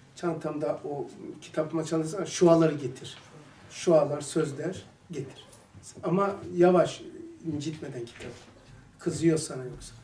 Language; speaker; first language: Turkish; native; Turkish